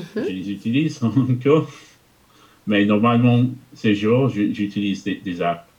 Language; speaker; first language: French; non-native, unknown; English